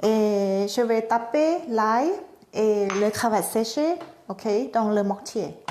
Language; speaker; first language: French; non-native, fluent; Thai